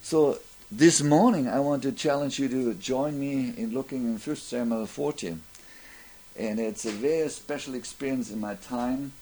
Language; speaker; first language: English; non-native, fluent; German